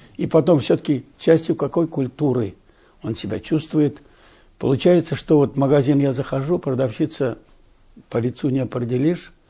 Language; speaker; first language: Russian; non-native, local second language; Tatar